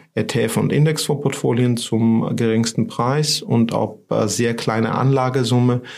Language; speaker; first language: German; non-native, fluent; Georgian